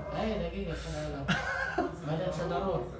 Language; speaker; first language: Arabic; non-native, learner; Indonesian